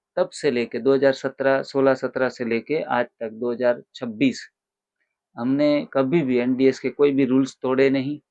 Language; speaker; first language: Hindi; non-native, local second language; Gujarati